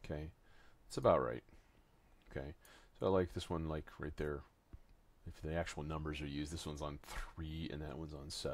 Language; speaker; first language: English; native; English